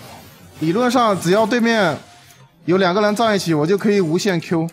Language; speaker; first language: Chinese; native; Chinese